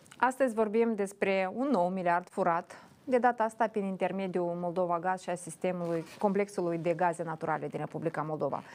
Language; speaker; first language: Romanian; native; Romanian